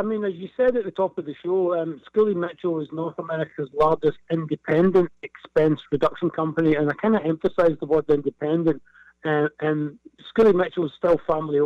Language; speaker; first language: English; native; English